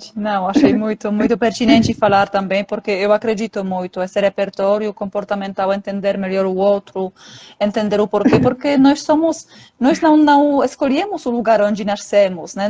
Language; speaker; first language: Portuguese; non-native, fluent; Polish